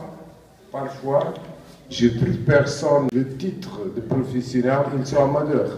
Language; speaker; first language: French; non-native, fluent; Portuguese